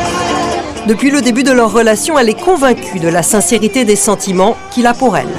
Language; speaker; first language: French; native; French